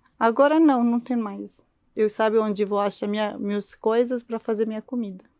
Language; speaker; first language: Portuguese; non-native, learner; Arabic